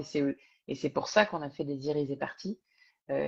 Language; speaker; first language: French; native; French